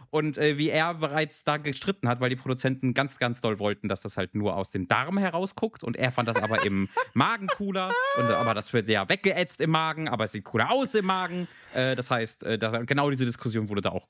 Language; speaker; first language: German; native; German